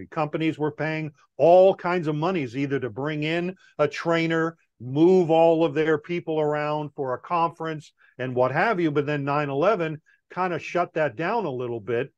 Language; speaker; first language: English; native; English